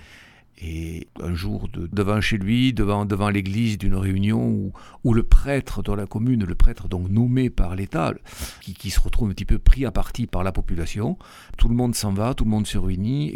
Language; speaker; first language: French; native; French